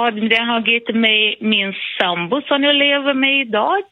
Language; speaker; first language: Swedish; non-native, fluent; Portuguese